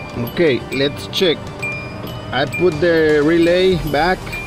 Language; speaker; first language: English; non-native, fluent; Spanish